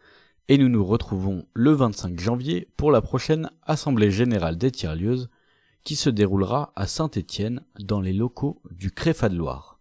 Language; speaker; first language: French; native; French